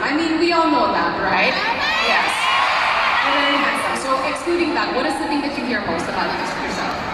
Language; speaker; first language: English; non-native, local second language; Filipino